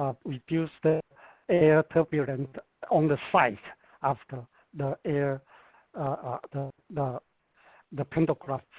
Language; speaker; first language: English; non-native, fluent; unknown